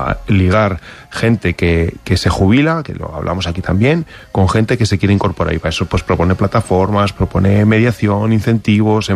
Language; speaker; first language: Spanish; native; Spanish